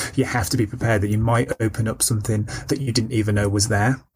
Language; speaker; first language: English; native; English